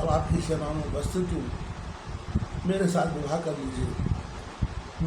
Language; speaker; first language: Hindi; native; Hindi